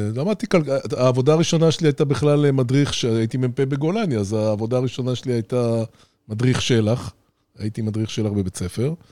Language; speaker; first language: Hebrew; native; Hebrew